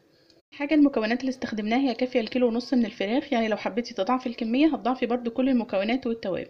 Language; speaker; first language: Arabic; native; Arabic